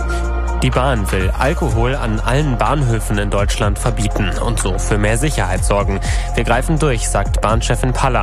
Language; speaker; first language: German; native; German